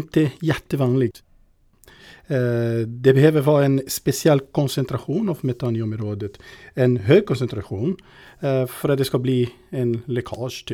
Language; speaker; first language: Swedish; non-native, fluent; Portuguese